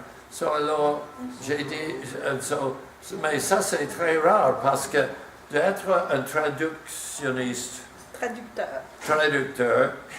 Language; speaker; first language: French; non-native, learner; English